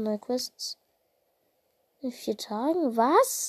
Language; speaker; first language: German; native; German